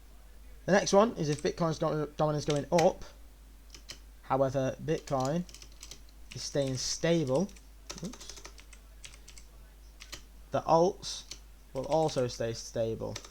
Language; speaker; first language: English; native; English